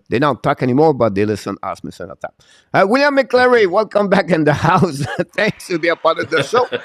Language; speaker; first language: English; non-native, local second language; French